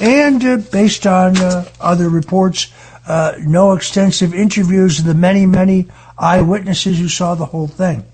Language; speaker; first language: English; native; English